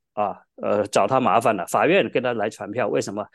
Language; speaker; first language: Chinese; native; Chinese